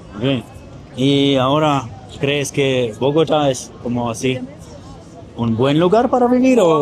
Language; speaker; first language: Spanish; non-native, learner; Polish